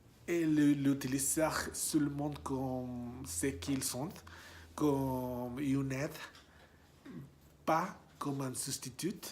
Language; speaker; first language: French; non-native, learner; Spanish